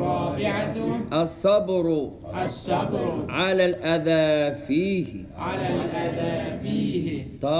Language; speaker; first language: Arabic; non-native, fluent; English